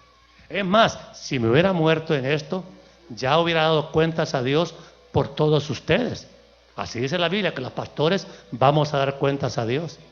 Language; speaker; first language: Spanish; native; Spanish